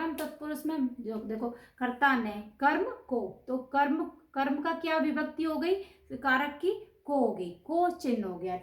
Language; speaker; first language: Hindi; native; Hindi